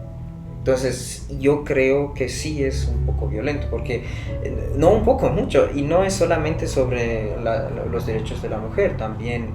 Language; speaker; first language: Spanish; non-native, fluent; Persian